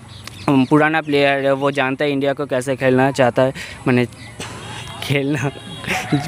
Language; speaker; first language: Hindi; non-native, local second language; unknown